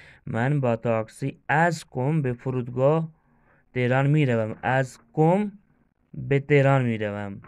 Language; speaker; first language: Persian; non-native, fluent; Urdu